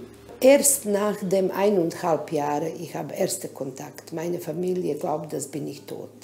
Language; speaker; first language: German; non-native, learner; Bosnian